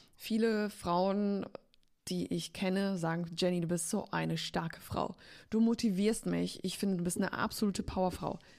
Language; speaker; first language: German; early bilingual, heritage; Polish